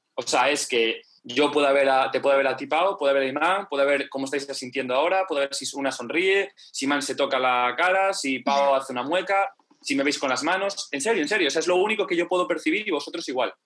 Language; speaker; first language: Spanish; native; Spanish